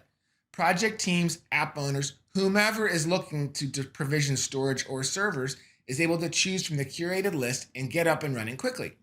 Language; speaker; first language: English; native; English